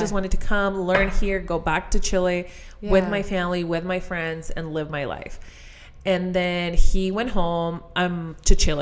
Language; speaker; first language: English; non-native, fluent; Spanish